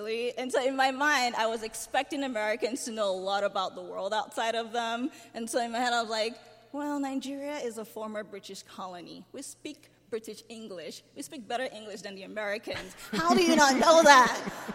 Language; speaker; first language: English; non-native, local second language; Yoruba